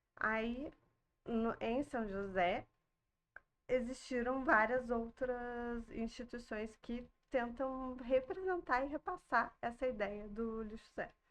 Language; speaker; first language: Portuguese; early bilingual, heritage; Portuguese